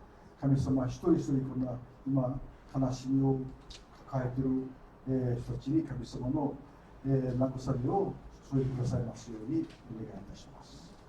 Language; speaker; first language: Japanese; early bilingual, heritage; Portuguese